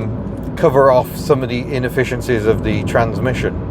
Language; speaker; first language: English; native; English